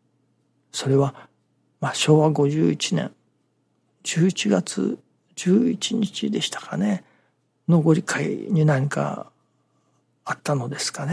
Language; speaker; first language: Japanese; native; Japanese